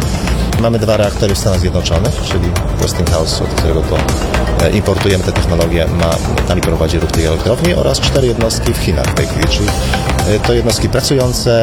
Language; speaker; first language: Polish; native; Polish